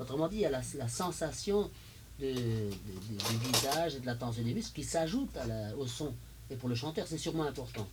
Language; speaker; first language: French; native; French